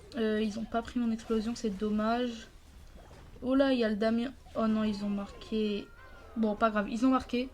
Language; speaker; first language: French; native; French